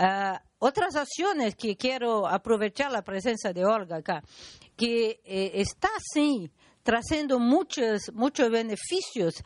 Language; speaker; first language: Spanish; non-native, learner; Portuguese